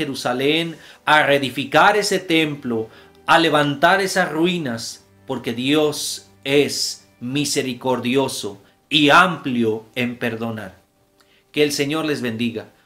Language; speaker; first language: Spanish; native; Spanish